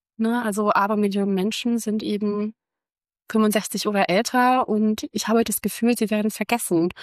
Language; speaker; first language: German; early bilingual, other home language; Croatian